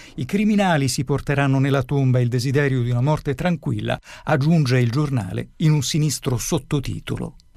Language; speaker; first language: Italian; native; Italian